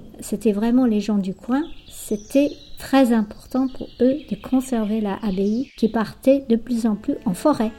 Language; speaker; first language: French; non-native, fluent; English